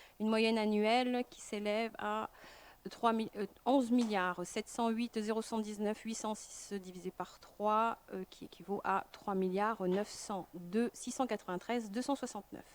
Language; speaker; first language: French; native; French